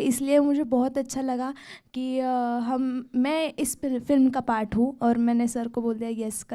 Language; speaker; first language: Hindi; non-native, local second language; Marathi